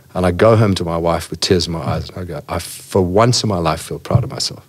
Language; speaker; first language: English; native; English